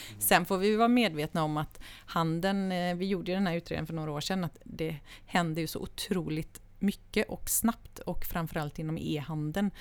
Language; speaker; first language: Swedish; native; Swedish